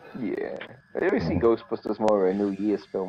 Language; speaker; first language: English; native; English